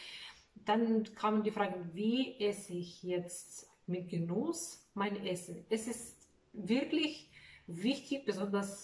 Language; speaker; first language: German; non-native, fluent; Russian